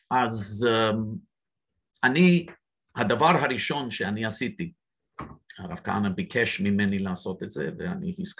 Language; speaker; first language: Hebrew; non-native, fluent; English